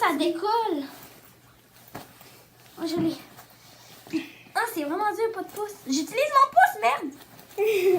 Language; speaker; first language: French; native; French